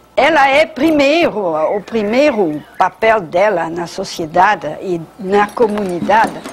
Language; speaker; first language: Portuguese; non-native, fluent; French